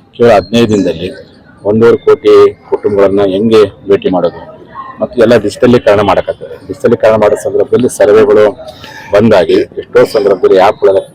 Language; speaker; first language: Kannada; native; Kannada